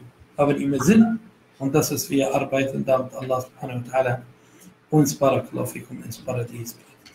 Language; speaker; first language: German; non-native, fluent; Arabic